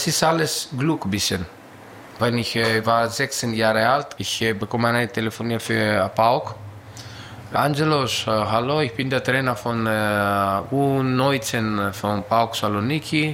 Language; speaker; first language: German; non-native, learner; Greek